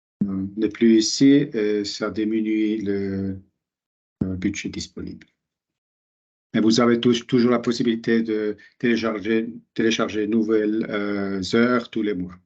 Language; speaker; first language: French; non-native, local second language; German